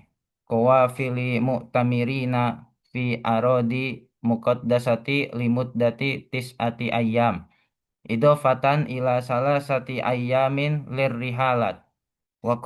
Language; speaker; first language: Arabic; non-native, learner; Indonesian